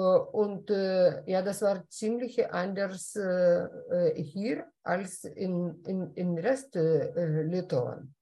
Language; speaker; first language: German; non-native, fluent; Lithuanian